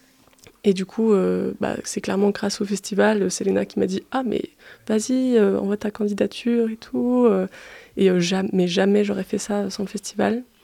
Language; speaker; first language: French; native; French